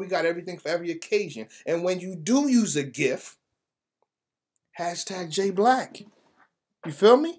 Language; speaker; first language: English; native; English